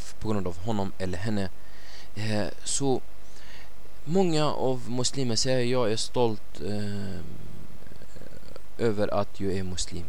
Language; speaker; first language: Swedish; non-native, fluent; Arabic